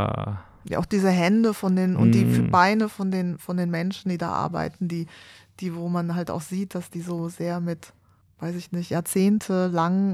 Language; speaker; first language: German; native; German